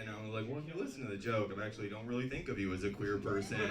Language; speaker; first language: English; native; English